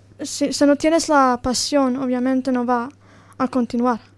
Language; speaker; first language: Spanish; non-native, learner; Italian